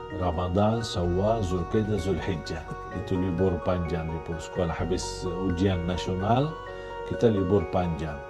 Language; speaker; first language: Indonesian; non-native, fluent; Arabic